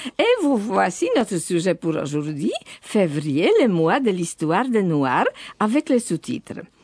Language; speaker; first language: French; non-native, fluent; Polish